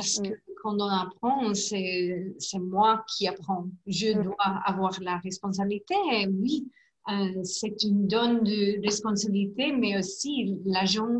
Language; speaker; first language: French; non-native, learner; English